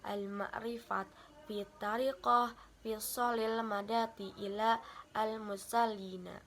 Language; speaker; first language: Arabic; non-native, learner; Indonesian